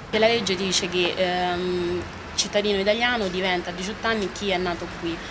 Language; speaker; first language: Italian; early bilingual, other home language; French